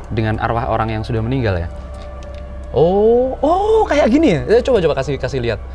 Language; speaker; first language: Indonesian; native; Indonesian